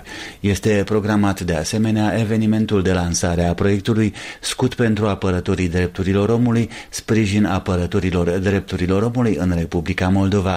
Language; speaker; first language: Romanian; native; Romanian